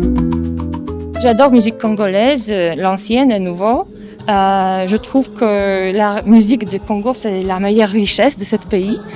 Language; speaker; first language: French; non-native, fluent; Polish